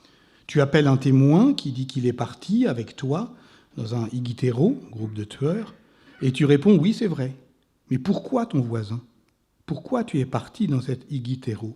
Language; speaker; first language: French; native; French